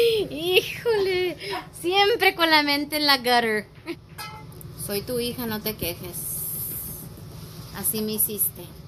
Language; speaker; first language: Spanish; early bilingual, heritage; Spanish